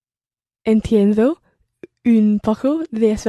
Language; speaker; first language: Spanish; non-native, learner; English